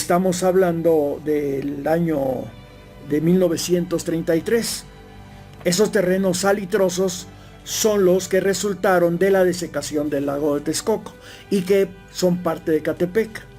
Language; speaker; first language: Spanish; native; Spanish